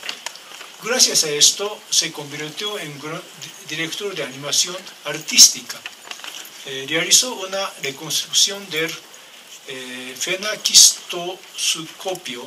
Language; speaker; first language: Spanish; non-native, learner; Japanese